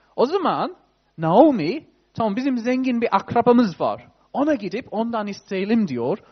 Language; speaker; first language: Turkish; non-native, fluent; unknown